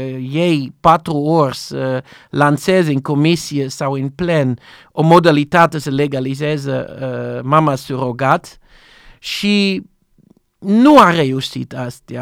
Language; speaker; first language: Romanian; non-native, learner; Dutch